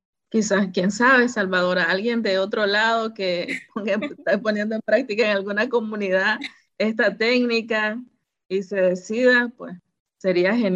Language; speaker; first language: Spanish; native; Spanish